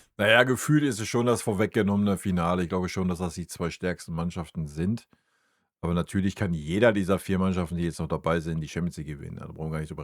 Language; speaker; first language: German; native; German